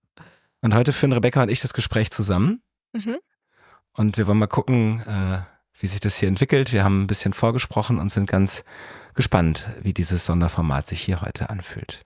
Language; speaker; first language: German; native; German